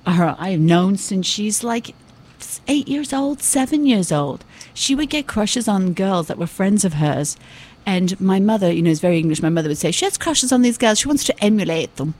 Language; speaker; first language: English; native; English